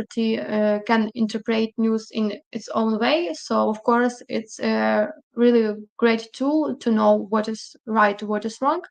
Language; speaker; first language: English; non-native, fluent; Ukrainian